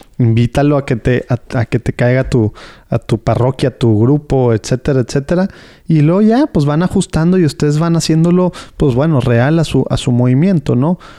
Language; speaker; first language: Spanish; native; Spanish